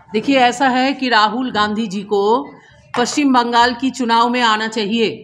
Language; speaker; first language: Hindi; non-native, local second language; Bangla